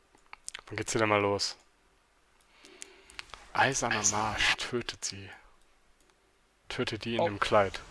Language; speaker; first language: German; native; German